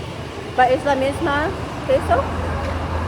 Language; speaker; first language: Spanish; non-native, learner; Lao